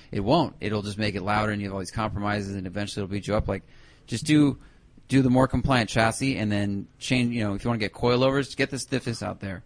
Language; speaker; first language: English; native; English